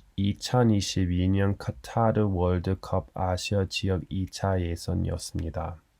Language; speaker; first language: Korean; non-native, fluent; English